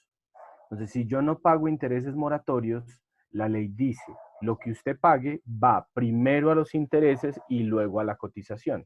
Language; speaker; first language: Spanish; native; Spanish